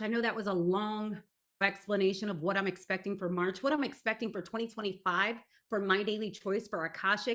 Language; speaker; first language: English; native; English